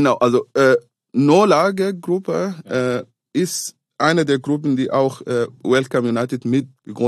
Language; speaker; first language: German; non-native, fluent; Arabic